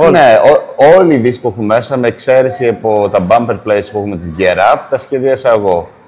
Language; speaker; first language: Greek; early bilingual, heritage; Greek